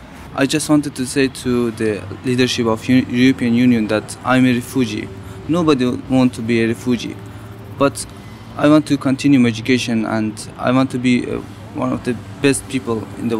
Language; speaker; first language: English; non-native, learner; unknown